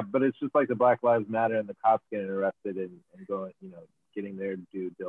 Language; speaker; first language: English; native; English